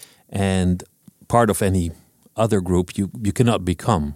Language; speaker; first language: English; non-native, fluent; Dutch